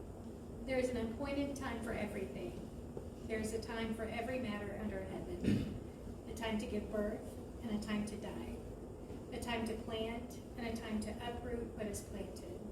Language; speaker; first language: English; native; English